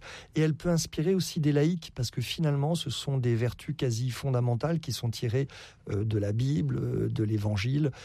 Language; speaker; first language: French; native; French